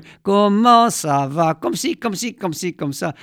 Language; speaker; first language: French; non-native, fluent; Dutch